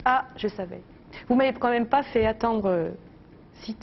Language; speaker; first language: French; native; French